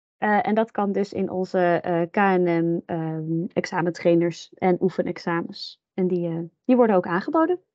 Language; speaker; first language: Dutch; native; Dutch